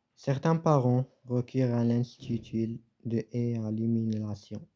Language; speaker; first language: French; non-native, local second language; Arabic